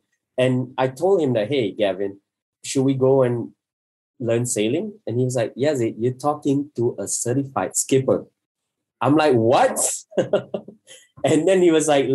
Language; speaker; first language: English; non-native, local second language; Malay